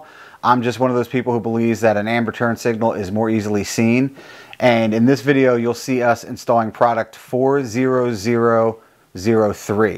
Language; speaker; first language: English; native; English